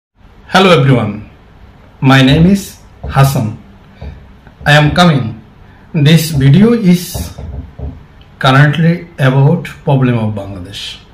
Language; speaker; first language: English; non-native, learner; Bangla